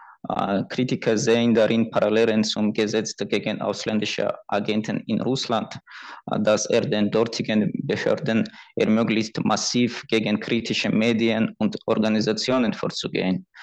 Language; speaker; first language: German; non-native, fluent; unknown